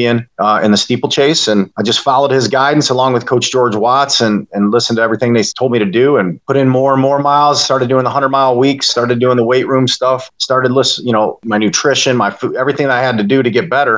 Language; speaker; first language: English; native; English